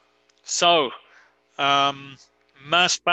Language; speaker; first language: Spanish; non-native, fluent; English